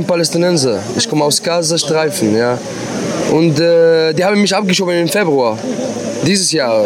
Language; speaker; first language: German; non-native, fluent; Arabic